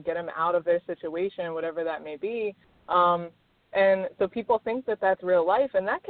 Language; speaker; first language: English; native; English